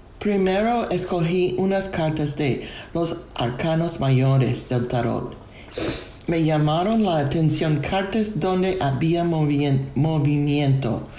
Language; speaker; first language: Spanish; non-native, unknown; English